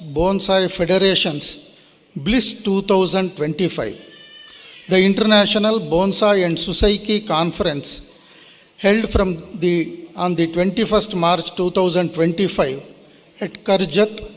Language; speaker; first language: English; non-native, local second language; Kannada